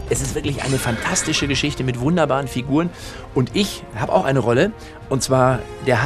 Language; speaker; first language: German; native; German